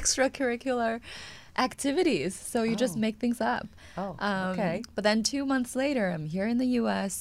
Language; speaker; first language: English; non-native, fluent; Chinese